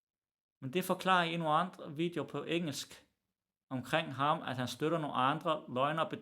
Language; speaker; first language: Danish; early bilingual, other home language; Arabic